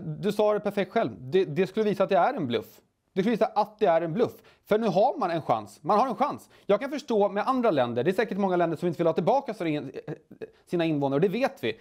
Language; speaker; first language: Swedish; native; Swedish